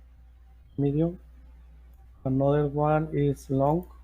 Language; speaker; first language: English; non-native, learner; Spanish